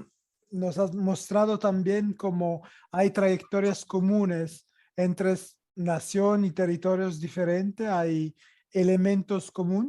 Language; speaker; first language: Spanish; non-native, fluent; Italian